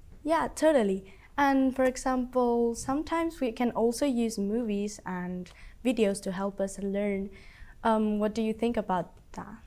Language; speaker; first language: English; non-native, fluent; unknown